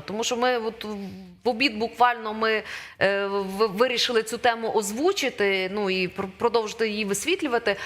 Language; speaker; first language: Ukrainian; native; Ukrainian